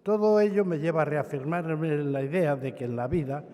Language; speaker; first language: Spanish; native; Spanish